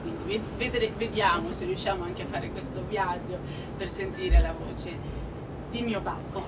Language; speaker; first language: Italian; non-native, fluent; Spanish